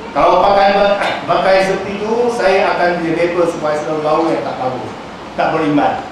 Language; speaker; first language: Malay; non-native, local second language; Chinese